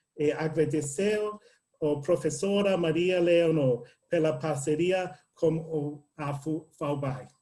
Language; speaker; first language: Portuguese; non-native, learner; English